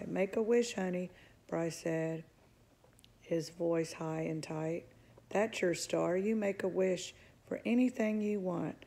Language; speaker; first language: English; native; English